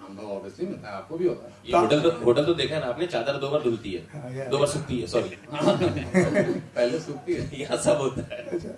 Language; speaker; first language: Hindi; native; Hindi